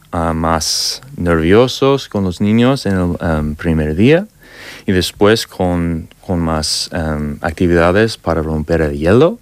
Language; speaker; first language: Spanish; non-native, learner; English